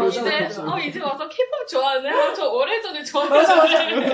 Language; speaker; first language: Korean; non-native, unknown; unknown